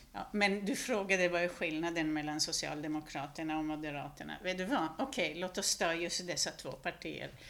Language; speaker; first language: Swedish; non-native, fluent; Hungarian